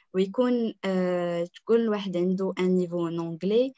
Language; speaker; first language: French; non-native, local second language; Arabic